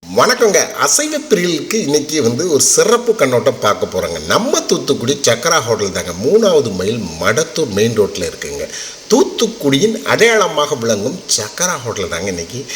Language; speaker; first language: Tamil; native; Tamil